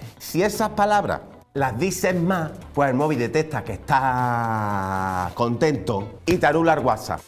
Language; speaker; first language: Spanish; native; Spanish